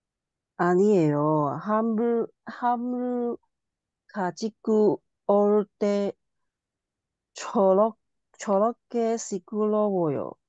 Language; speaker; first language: Korean; non-native, learner; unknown